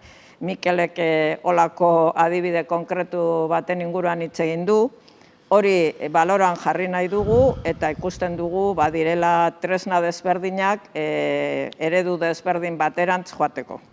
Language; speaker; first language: Basque; native; Basque